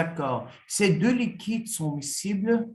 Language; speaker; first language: French; non-native, local second language; Arabic